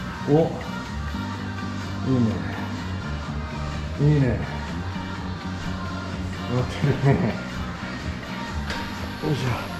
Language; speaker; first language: Japanese; native; Japanese